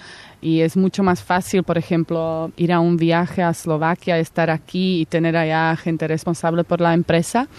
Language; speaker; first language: Spanish; non-native, fluent; Slovak